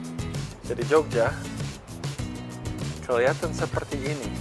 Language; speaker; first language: Indonesian; non-native, fluent; English